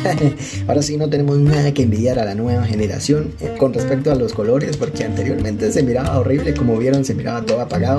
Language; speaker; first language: Spanish; native; Spanish